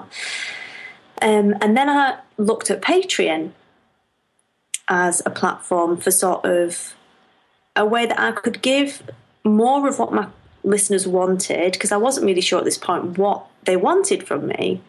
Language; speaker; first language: English; native; English